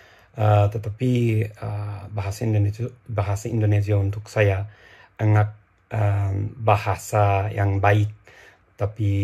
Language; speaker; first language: Indonesian; non-native, learner; English